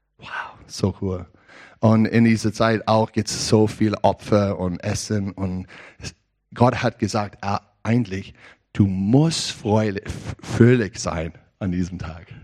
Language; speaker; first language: German; non-native, learner; English